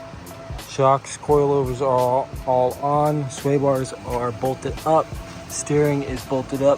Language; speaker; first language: English; native; English